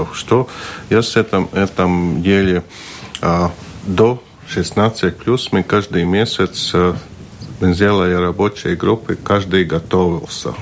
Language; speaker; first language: Russian; non-native, local second language; Latvian